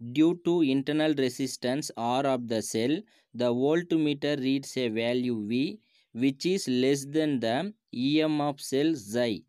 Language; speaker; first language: English; non-native, local second language; Tamil